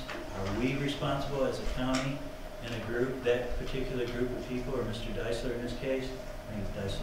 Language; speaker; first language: English; native; English